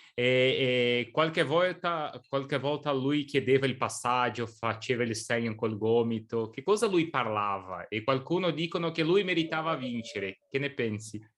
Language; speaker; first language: Italian; non-native, learner; Portuguese